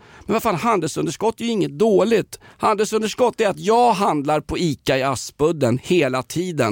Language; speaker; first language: Swedish; native; Swedish